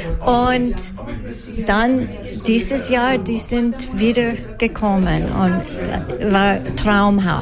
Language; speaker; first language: German; non-native, learner; English